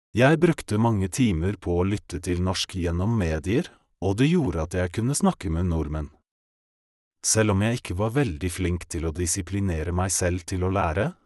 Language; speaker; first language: Norwegian; non-native, learner; Polish